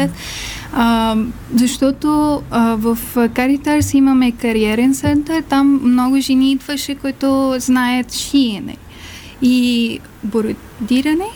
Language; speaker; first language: Bulgarian; non-native, fluent; Persian